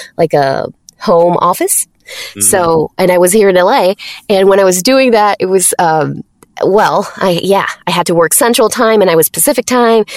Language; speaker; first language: English; non-native, fluent; Spanish